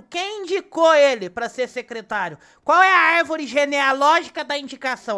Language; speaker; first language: Portuguese; native; Portuguese